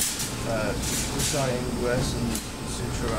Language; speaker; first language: Spanish; non-native, learner; English